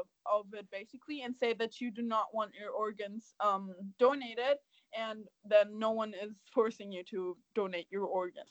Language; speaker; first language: English; non-native, fluent; German